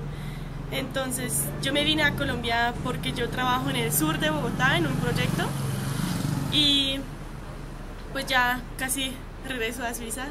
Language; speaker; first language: Spanish; non-native, fluent; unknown